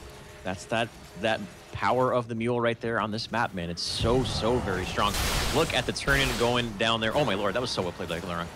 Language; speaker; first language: English; native; English